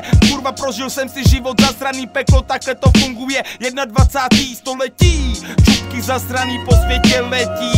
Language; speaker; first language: Czech; native; Czech